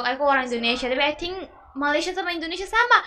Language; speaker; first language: Indonesian; early bilingual, other home language; Bangla